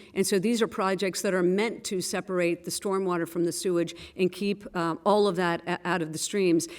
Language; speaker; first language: English; native; English